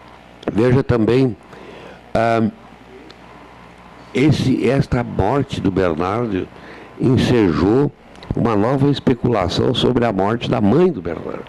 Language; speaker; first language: Portuguese; native; Portuguese